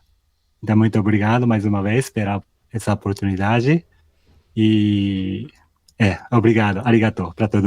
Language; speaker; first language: Portuguese; non-native, fluent; Japanese